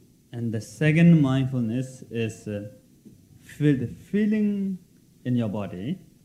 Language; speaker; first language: English; non-native, local second language; Tibetan